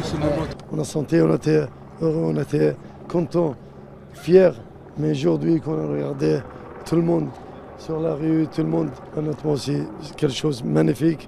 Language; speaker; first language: French; non-native, learner; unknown